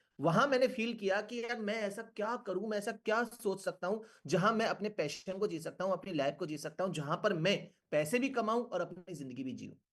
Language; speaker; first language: Hindi; native; Hindi